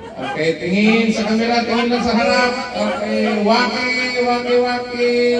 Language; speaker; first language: Filipino; non-native, local second language; Cebuano